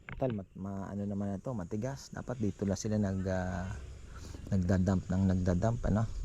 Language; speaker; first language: Filipino; native; Filipino